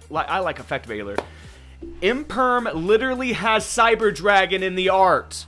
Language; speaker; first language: English; native; English